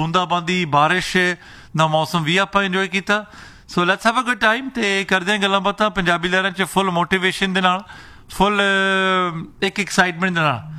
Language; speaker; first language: Punjabi; early bilingual, heritage; Punjabi